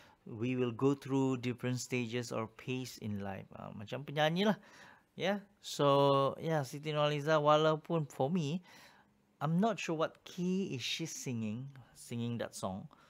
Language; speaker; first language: English; non-native, local second language; Malay